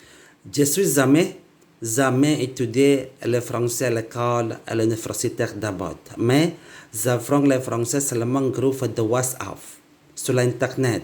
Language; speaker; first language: French; non-native, learner; Indonesian